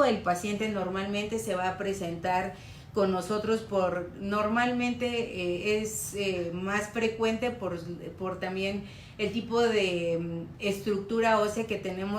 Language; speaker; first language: Spanish; native; Spanish